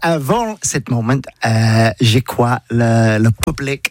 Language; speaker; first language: French; non-native, learner; English